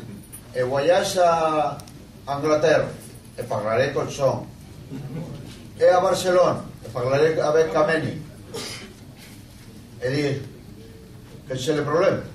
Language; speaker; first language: French; non-native, learner; Spanish